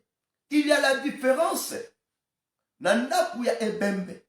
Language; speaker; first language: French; non-native, local second language; Lingala